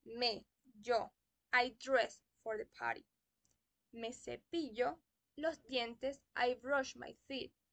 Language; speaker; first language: English; non-native, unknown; Spanish